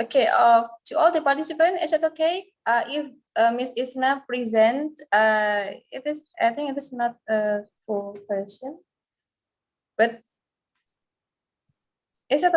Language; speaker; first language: English; non-native, fluent; Indonesian